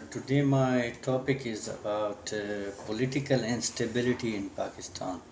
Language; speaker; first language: English; non-native, local second language; Urdu